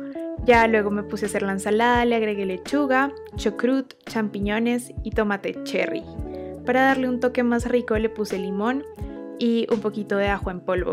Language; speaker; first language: Spanish; native; Spanish